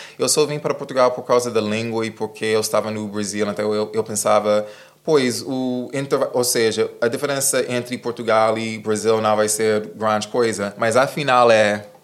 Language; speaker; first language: Portuguese; non-native, fluent; English